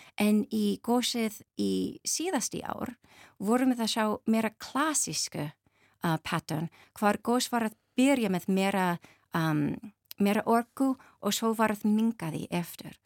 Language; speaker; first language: Icelandic; non-native, learner; English